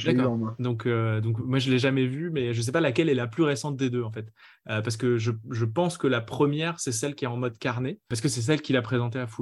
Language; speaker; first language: French; native; French